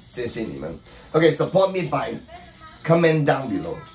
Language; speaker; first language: English; non-native, local second language; Cantonese